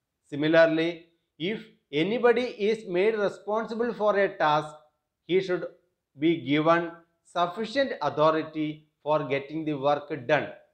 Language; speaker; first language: English; non-native, local second language; Malayalam